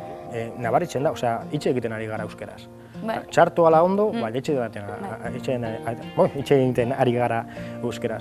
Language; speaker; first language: Basque; non-native, learner; Spanish